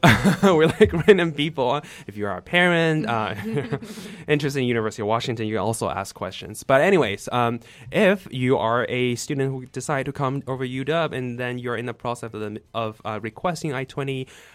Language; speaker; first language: English; non-native, fluent; Chinese